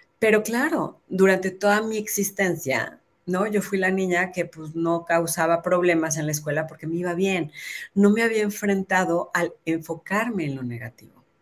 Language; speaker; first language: Spanish; native; Spanish